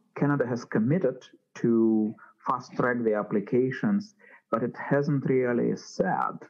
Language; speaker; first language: English; non-native, fluent; Ukrainian